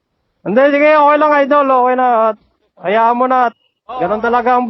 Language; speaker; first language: Filipino; native; Filipino